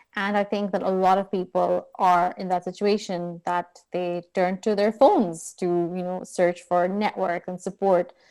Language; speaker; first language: English; non-native, local second language; Urdu